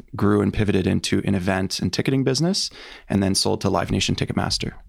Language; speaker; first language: English; native; English